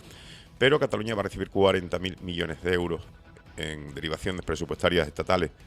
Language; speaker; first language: Spanish; native; Spanish